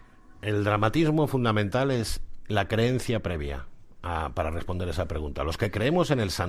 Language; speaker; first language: Spanish; native; Spanish